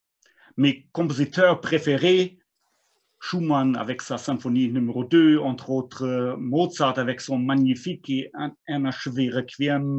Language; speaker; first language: French; non-native, fluent; German